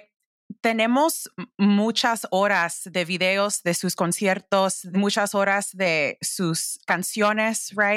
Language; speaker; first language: Spanish; early bilingual, heritage; English